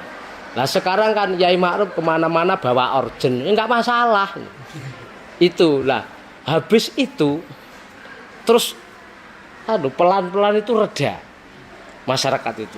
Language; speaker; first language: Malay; non-native, local second language; Javanese